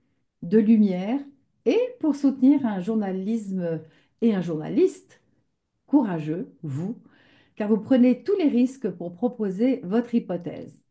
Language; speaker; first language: French; native; French